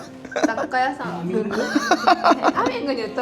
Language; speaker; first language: Japanese; native; Japanese